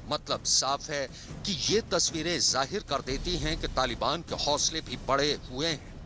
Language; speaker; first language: Hindi; native; Hindi